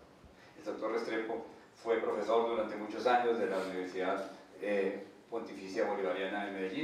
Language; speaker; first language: Spanish; native; Spanish